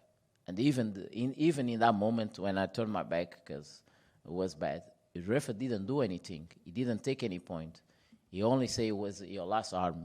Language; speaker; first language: English; non-native, fluent; Portuguese